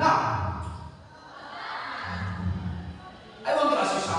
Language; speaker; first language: English; non-native, learner; Indonesian